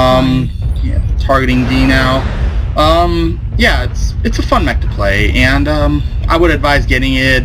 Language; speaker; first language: English; native; English